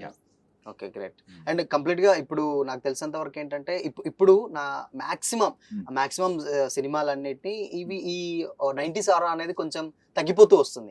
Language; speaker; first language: Telugu; native; Telugu